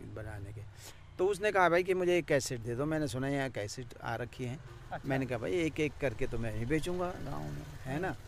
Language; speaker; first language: Hindi; non-native, local second language; Garhwali